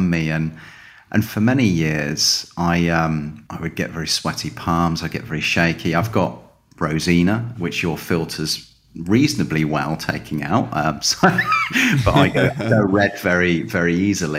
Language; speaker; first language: English; native; English